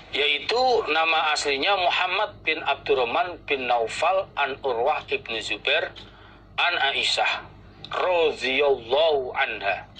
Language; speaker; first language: Indonesian; non-native, local second language; Javanese